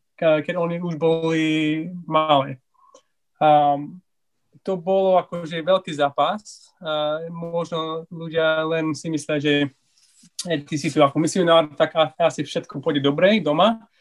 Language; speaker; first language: Slovak; non-native, learner; English